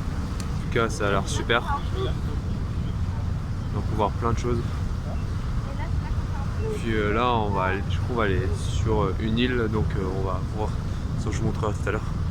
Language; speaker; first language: French; native; French